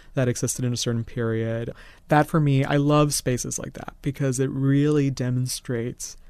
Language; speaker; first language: English; native; English